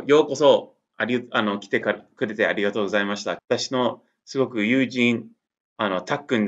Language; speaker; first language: Japanese; non-native, learner; English